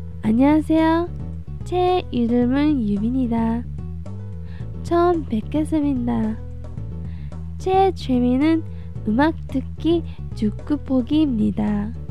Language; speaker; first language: Korean; non-native, learner; Japanese